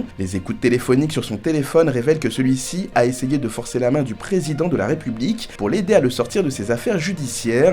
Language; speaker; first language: French; non-native, local second language; Haitian Creole